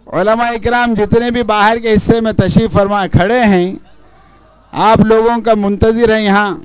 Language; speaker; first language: Urdu; native; Urdu